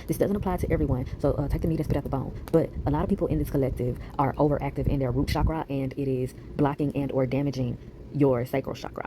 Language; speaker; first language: English; native; English